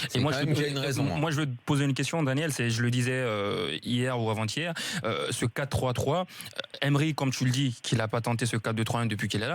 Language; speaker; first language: French; native; French